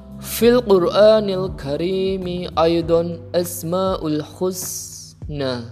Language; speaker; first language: Arabic; non-native, learner; Indonesian